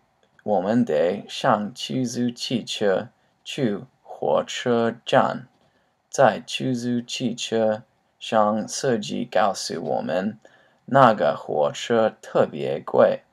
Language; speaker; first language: Chinese; non-native, learner; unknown